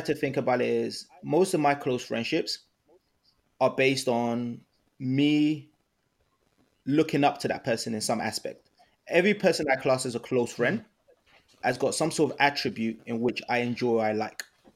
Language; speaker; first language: English; non-native, local second language; Yoruba